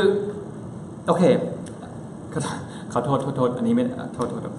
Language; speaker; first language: Thai; early bilingual, other home language; Spanish